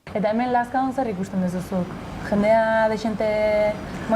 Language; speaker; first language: Basque; native; Basque